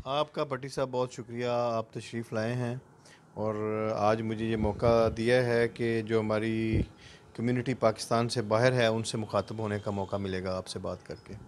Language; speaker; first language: Urdu; non-native, local second language; Punjabi